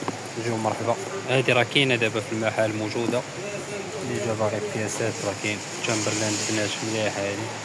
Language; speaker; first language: Arabic; native; Arabic